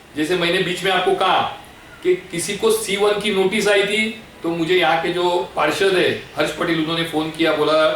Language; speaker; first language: Hindi; non-native, local second language; Marathi